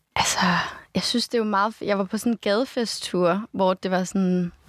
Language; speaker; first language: Danish; native; Danish